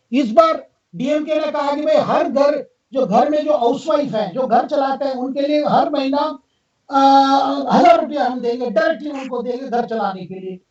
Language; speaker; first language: Hindi; non-native, local second language; Tamil